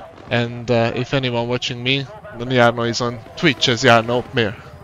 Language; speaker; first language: English; non-native, fluent; Hungarian